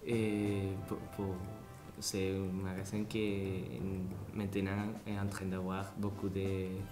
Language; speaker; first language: French; non-native, learner; Spanish